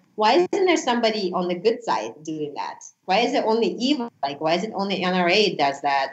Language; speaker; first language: English; non-native, fluent; Russian